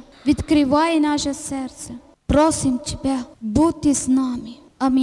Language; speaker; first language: Ukrainian; non-native, learner; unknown